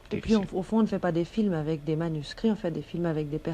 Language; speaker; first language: French; native; French